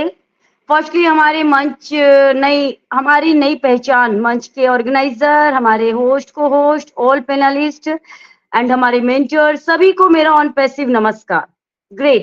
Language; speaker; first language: Hindi; native; Hindi